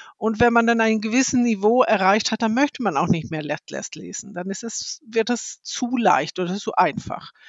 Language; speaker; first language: German; non-native, fluent; Swedish